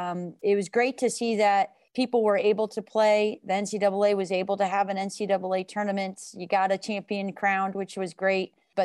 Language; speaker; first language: English; native; English